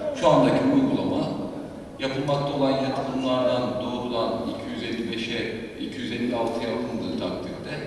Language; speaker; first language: Turkish; native; Turkish